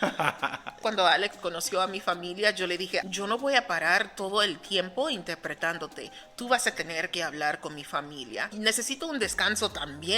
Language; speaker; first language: Spanish; non-native, fluent; English